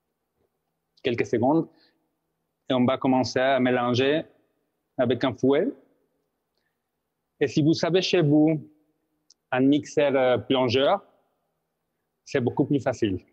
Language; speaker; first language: French; non-native, fluent; Spanish